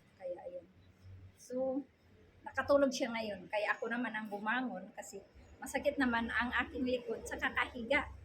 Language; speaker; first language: Filipino; non-native, local second language; Cebuano